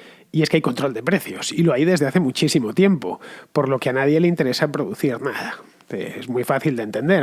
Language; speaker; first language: Spanish; native; Spanish